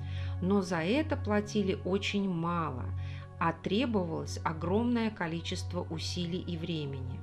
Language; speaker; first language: Russian; native; Russian